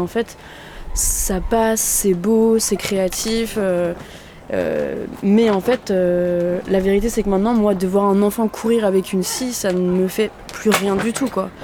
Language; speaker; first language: French; native; French